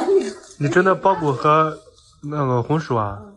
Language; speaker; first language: Chinese; native; Chinese